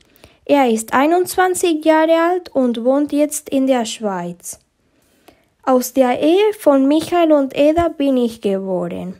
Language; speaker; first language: German; early bilingual, heritage; German